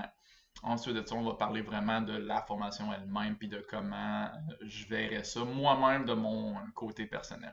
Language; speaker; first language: French; native; French